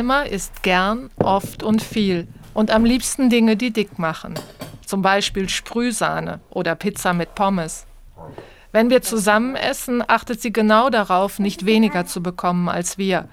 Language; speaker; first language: German; native; German